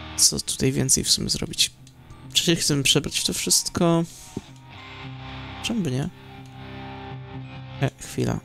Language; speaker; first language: Polish; native; Polish